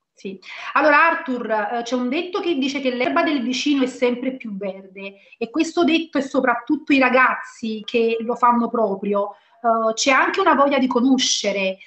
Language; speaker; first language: Italian; native; Italian